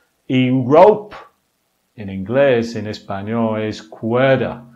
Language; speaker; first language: Spanish; non-native, fluent; English